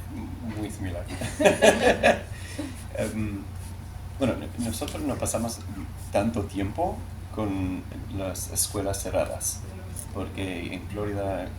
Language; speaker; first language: Spanish; non-native, learner; English